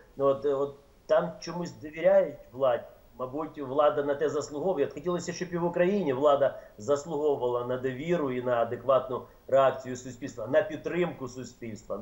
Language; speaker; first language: Ukrainian; native; Ukrainian